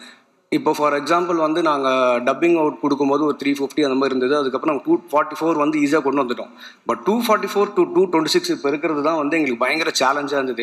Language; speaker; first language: Tamil; native; Tamil